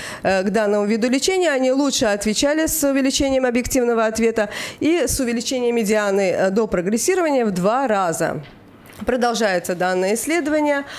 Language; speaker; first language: Russian; native; Russian